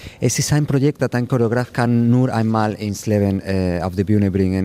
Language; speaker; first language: German; non-native, fluent; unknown